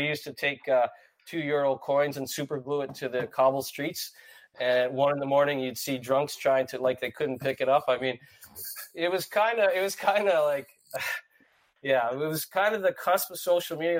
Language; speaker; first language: English; native; English